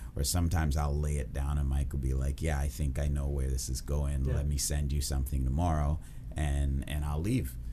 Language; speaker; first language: English; early bilingual, other home language; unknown